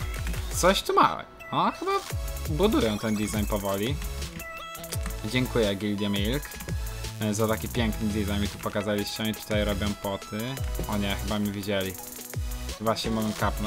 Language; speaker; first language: Polish; native; Polish